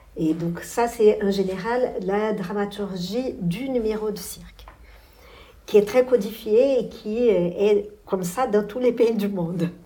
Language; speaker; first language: French; non-native, fluent; Portuguese